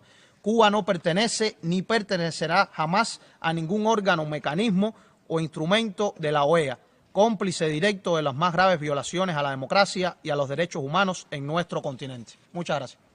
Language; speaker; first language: Spanish; native; Spanish